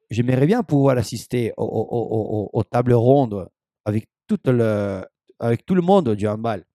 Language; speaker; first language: French; non-native, fluent; Spanish